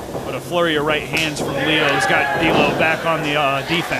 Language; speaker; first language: English; native; English